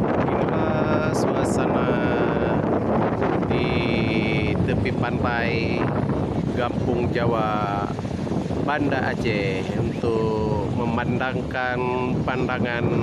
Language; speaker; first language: Indonesian; non-native, local second language; Achinese